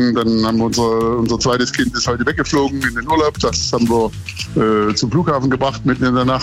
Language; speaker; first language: German; native; German